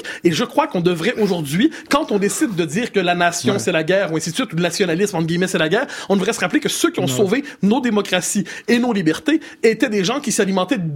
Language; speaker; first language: French; native; French